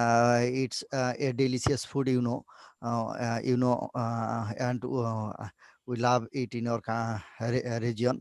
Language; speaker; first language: English; non-native, learner; Bangla